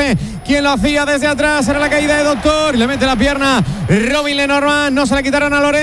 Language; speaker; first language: Spanish; native; Spanish